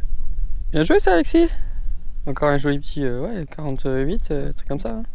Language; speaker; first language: French; native; French